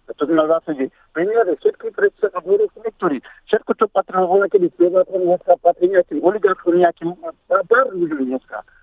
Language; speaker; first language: Slovak; non-native, fluent; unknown